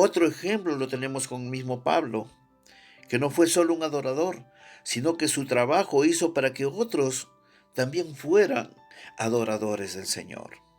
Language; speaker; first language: Spanish; native; Spanish